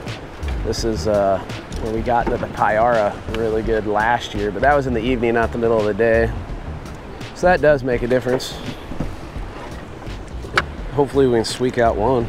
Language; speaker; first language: English; native; English